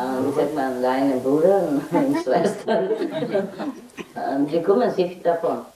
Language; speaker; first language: German; non-native, learner; Vietnamese